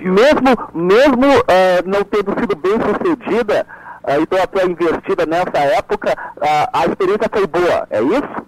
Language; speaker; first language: Portuguese; native; Portuguese